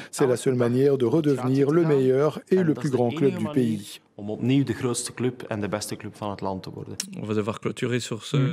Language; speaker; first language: French; native; French